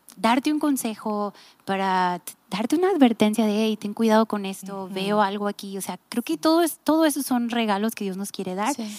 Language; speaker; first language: Spanish; native; Spanish